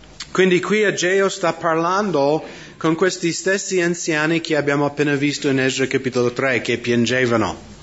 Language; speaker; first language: Italian; non-native, fluent; English